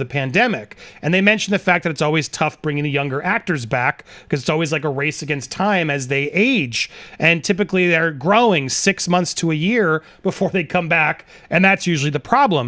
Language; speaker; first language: English; native; English